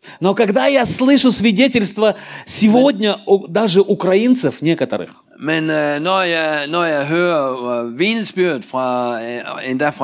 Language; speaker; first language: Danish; non-native, learner; Russian